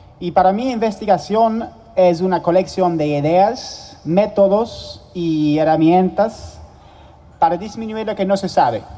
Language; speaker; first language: Spanish; non-native, fluent; English